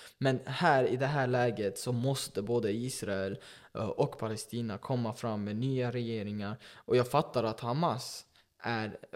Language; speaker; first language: Swedish; early bilingual, other home language; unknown